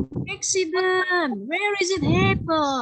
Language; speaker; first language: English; non-native, learner; Indonesian